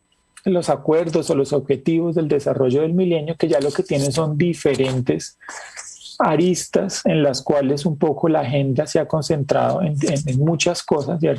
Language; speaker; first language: Spanish; native; Spanish